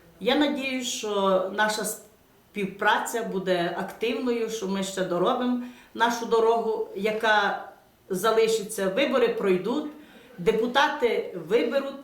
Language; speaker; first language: Ukrainian; native; Ukrainian